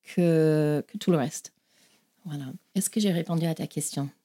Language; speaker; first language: French; non-native, fluent; English